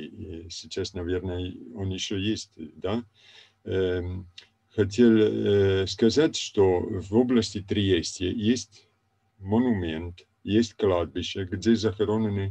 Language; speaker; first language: Russian; non-native, fluent; Italian